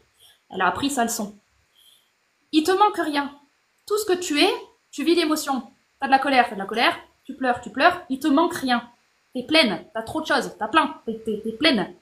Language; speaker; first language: French; native; French